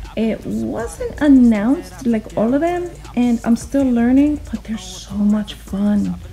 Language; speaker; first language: English; native; English